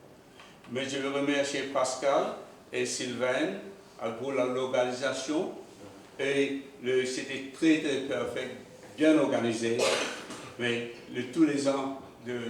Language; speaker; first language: French; non-native, local second language; Morisyen